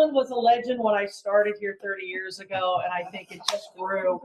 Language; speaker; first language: English; native; English